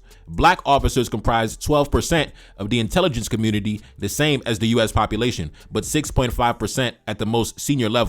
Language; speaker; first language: English; native; English